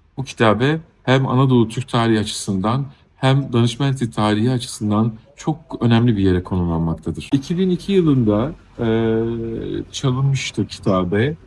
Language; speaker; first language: Turkish; native; Turkish